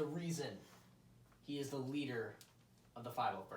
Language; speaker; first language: English; native; English